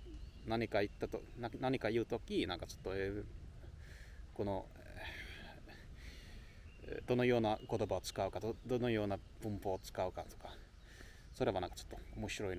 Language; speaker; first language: Japanese; non-native, learner; Finnish